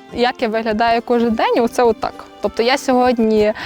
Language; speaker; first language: Ukrainian; native; Ukrainian